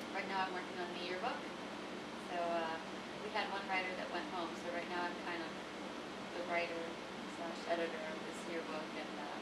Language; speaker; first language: English; native; English